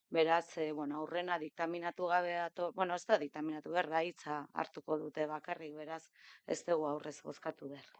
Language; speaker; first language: Basque; native; Basque